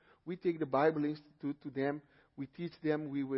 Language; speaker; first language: English; non-native, fluent; Papiamento